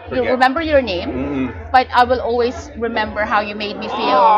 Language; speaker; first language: English; non-native, local second language; Filipino